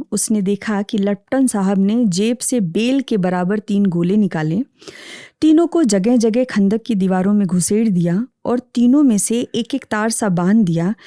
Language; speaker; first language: Hindi; native; Hindi